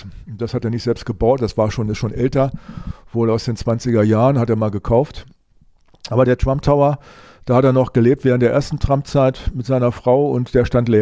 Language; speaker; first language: German; native; German